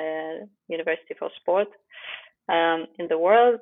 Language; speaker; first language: English; non-native, fluent; Ukrainian